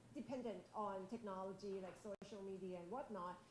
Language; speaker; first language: English; non-native, fluent; Thai